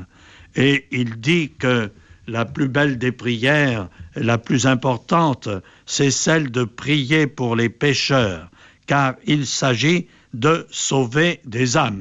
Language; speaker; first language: French; native; French